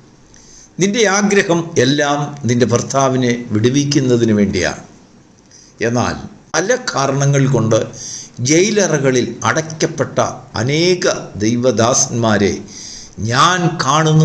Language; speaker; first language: Malayalam; native; Malayalam